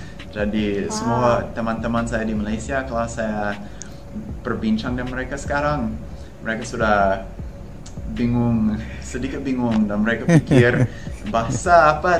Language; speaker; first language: Indonesian; non-native, fluent; English